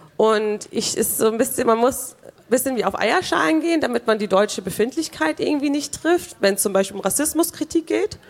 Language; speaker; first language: German; early bilingual, other home language; Kurdish